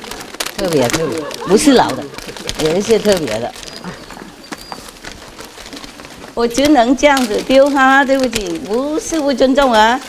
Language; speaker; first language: Chinese; non-native, fluent; Vietnamese